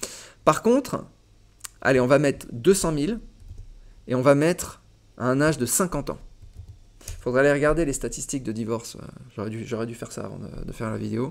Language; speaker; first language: French; native; French